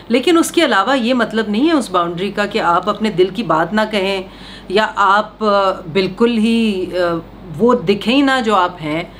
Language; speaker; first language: Urdu; non-native, local second language; Punjabi